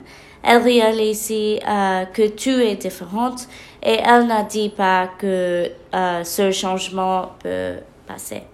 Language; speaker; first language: French; non-native, learner; English